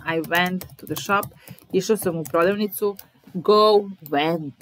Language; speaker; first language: English; non-native, fluent; Serbian